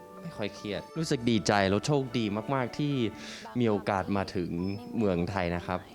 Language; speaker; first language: Thai; early bilingual, heritage; English